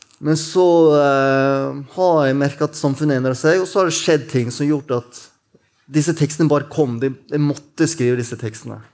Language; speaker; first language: Norwegian; native; Norwegian